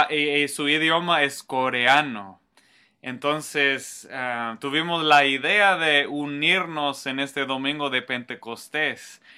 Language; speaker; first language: Spanish; non-native, fluent; English